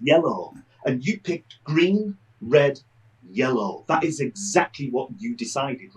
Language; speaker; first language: English; native; English